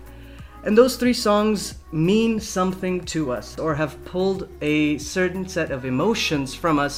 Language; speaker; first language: English; non-native, local second language; Urdu